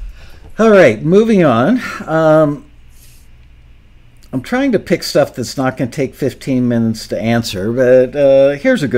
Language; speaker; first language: English; native; English